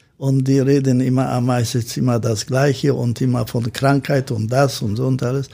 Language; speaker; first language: German; non-native, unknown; Polish